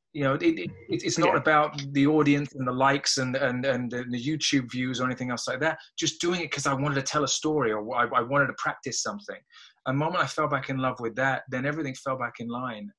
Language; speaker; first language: English; native; English